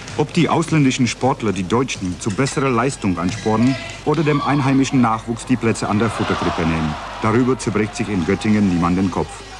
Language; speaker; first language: German; non-native, fluent; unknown